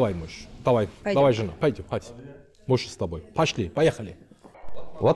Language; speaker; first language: Russian; non-native, learner; Turkish